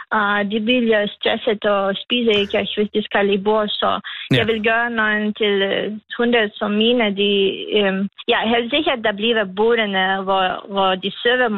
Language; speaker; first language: Danish; non-native, learner; Lithuanian